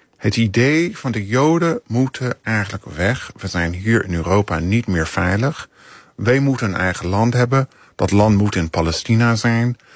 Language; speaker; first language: Dutch; non-native, fluent; English